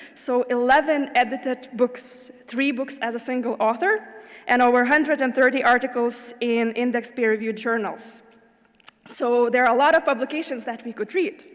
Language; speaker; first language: English; non-native, fluent; Lithuanian